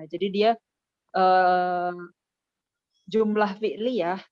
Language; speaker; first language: Indonesian; native; Indonesian